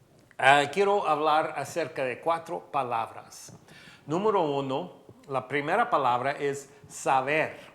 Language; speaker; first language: Spanish; non-native, fluent; English